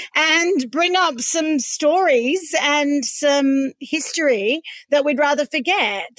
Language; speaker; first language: English; native; English